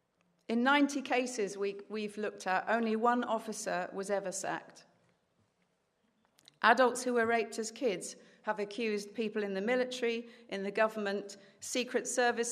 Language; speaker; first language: English; native; English